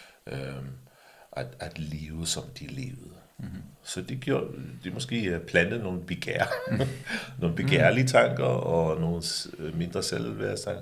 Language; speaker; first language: Danish; early bilingual, other home language; English